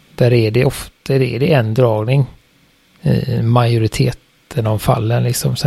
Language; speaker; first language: Swedish; native; Swedish